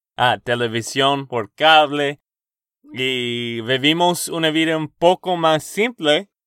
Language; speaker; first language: Spanish; non-native, learner; English